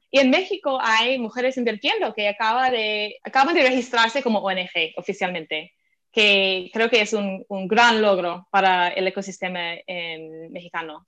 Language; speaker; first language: Spanish; non-native, fluent; English